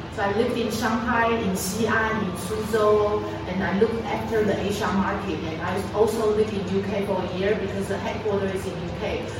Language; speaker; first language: English; non-native, fluent; Chinese